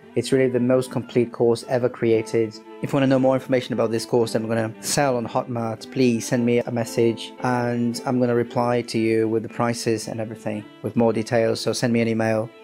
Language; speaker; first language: English; non-native, fluent; Portuguese